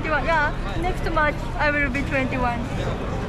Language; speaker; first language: English; non-native, learner; Japanese